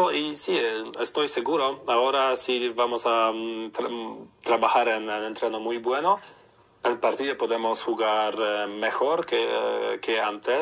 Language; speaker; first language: Spanish; non-native, learner; Polish